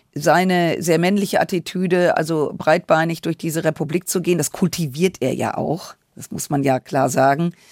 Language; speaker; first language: German; native; German